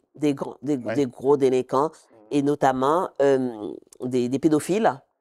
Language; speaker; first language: French; native; French